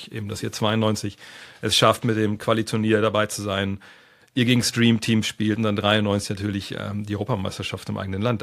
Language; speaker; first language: German; native; German